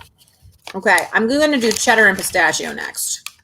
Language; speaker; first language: English; native; English